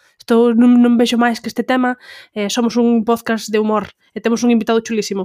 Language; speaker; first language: Galician; non-native, local second language; Spanish